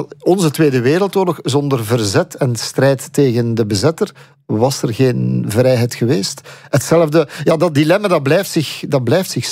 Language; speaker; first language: Dutch; native; Dutch